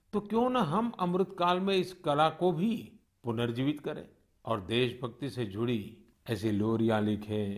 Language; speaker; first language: Hindi; non-native, local second language; Gujarati